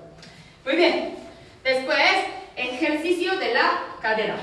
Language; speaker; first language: Spanish; non-native, learner; Korean